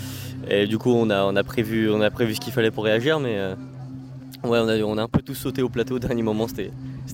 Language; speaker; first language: French; native; French